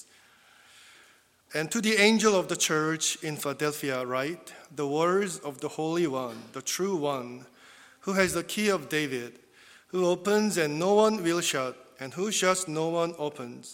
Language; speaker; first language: English; non-native, fluent; Korean